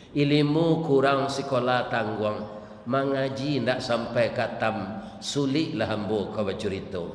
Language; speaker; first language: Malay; non-native, local second language; Minangkabau